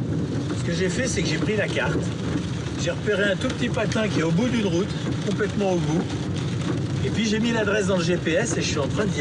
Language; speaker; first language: French; native; French